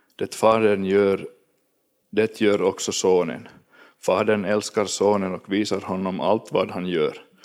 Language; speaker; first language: Swedish; native; Swedish